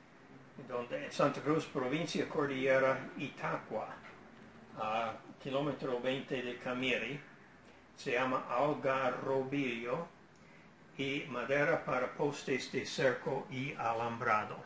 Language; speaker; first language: Spanish; non-native, fluent; English